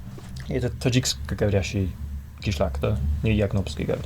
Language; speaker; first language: Russian; non-native, learner; English